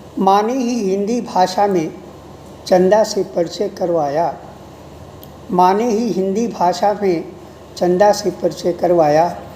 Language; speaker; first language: Hindi; native; Hindi